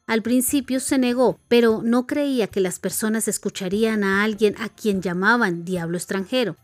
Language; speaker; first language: Spanish; native; Spanish